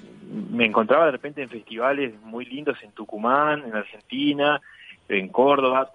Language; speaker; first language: Spanish; native; Spanish